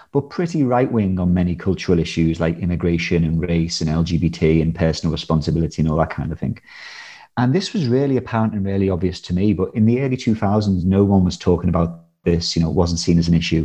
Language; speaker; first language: English; native; English